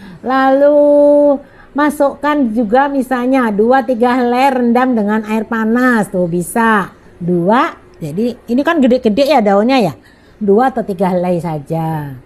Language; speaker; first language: Indonesian; native; Indonesian